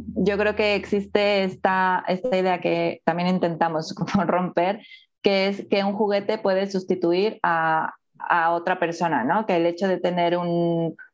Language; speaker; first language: Spanish; native; Spanish